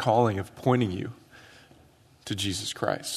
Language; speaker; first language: English; native; English